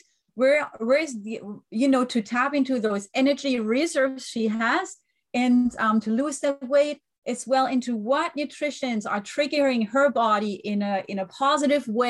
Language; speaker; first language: English; non-native, fluent; German